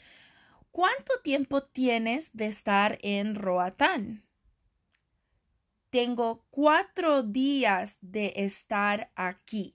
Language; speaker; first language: Spanish; non-native, fluent; English